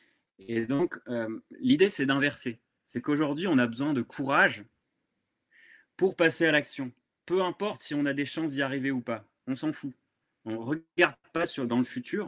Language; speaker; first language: French; native; French